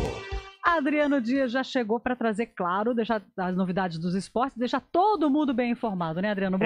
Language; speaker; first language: Portuguese; native; Portuguese